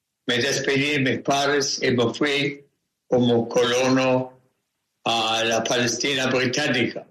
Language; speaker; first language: Spanish; non-native, fluent; German